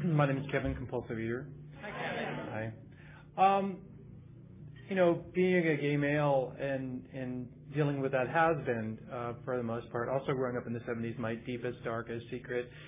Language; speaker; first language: English; native; English